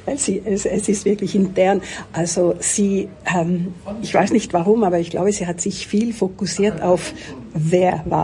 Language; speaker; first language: German; non-native, local second language; French